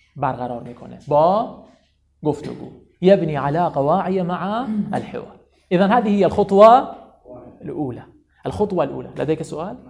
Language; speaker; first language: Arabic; non-native, fluent; Persian